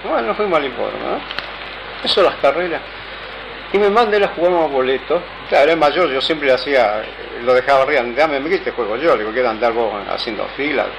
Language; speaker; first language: Spanish; native; Spanish